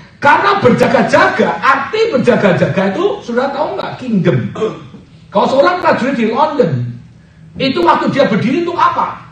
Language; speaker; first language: Indonesian; native; Indonesian